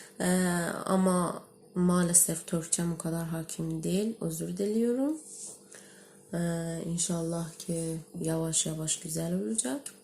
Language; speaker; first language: Turkish; non-native, learner; Persian